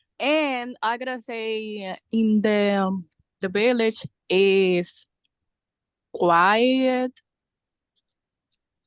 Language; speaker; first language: English; non-native, fluent; Spanish